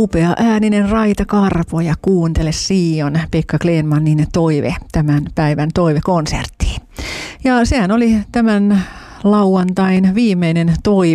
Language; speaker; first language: Finnish; native; Finnish